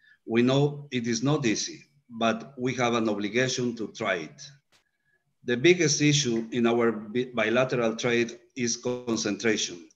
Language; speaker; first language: English; non-native, fluent; Spanish